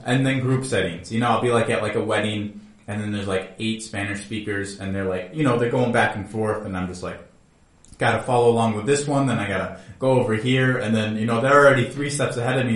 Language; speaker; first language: English; native; English